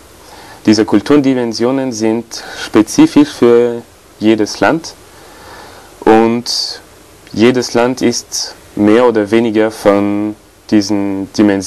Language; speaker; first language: German; non-native, fluent; French